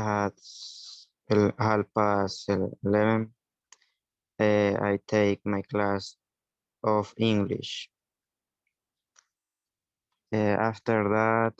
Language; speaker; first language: English; non-native, learner; Spanish